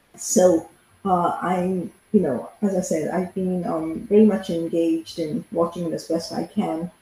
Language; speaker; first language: English; native; English